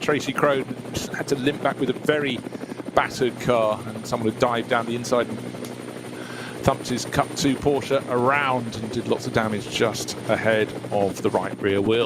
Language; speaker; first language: English; native; English